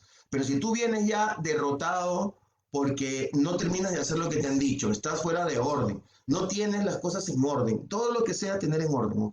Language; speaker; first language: Spanish; native; Spanish